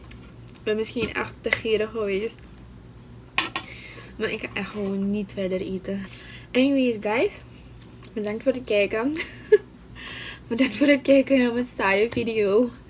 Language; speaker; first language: Dutch; non-native, local second language; Papiamento